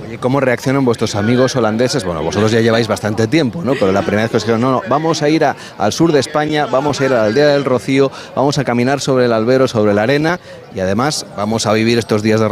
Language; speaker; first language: Spanish; native; Spanish